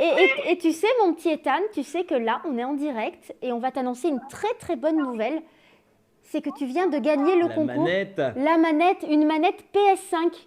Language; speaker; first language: French; native; French